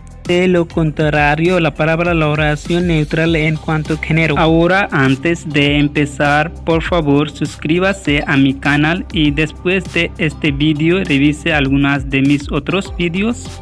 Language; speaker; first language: Spanish; non-native, learner; Hindi